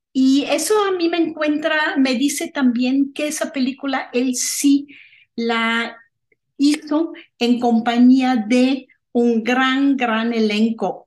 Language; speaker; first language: Spanish; non-native, fluent; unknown